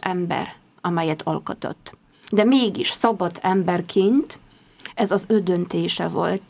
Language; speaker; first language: Hungarian; non-native, fluent; Polish